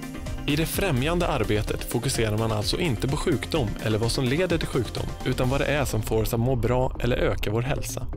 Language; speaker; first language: Swedish; native; Swedish